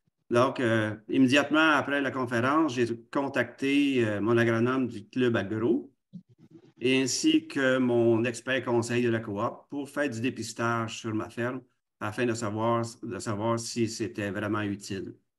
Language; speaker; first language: French; native; French